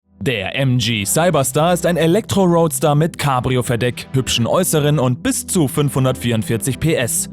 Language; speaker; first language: German; native; German